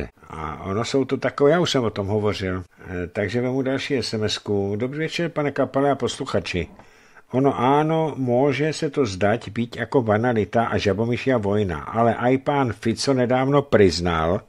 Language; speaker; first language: Czech; native; Czech